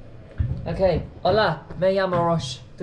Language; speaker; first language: Spanish; non-native, learner; English